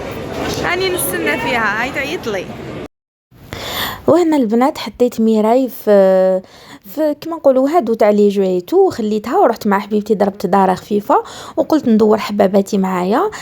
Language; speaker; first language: Arabic; native; Arabic